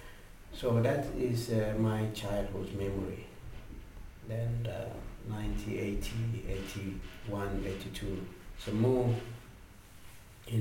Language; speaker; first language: English; non-native, learner; Indonesian